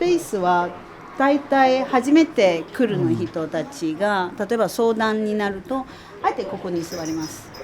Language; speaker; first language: Japanese; non-native, fluent; Chinese